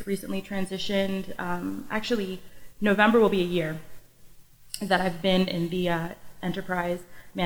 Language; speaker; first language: English; native; English